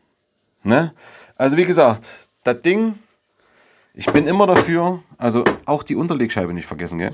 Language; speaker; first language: German; native; German